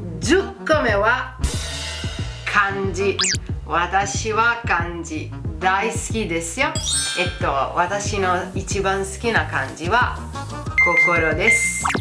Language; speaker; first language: Japanese; non-native, fluent; Italian